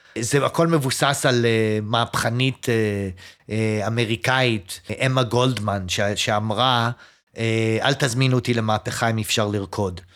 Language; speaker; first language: Hebrew; early bilingual, other home language; English